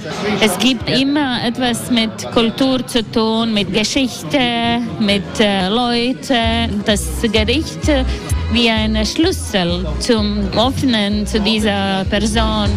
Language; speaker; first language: German; non-native, learner; Latvian